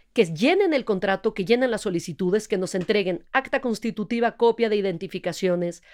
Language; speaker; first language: Spanish; native; Spanish